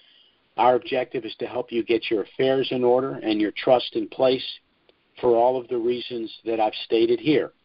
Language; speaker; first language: English; native; English